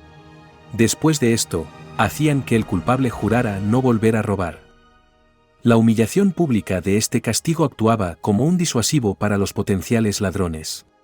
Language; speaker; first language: Spanish; native; Spanish